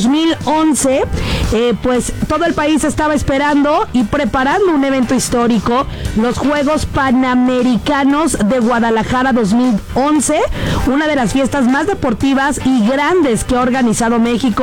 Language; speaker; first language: Spanish; native; Spanish